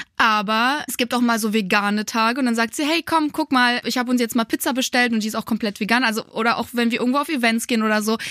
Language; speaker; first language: German; early bilingual, other home language; Polish